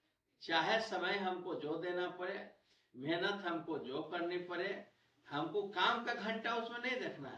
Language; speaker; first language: Hindi; native; Hindi